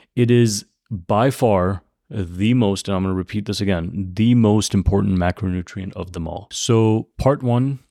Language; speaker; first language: English; early bilingual, other home language; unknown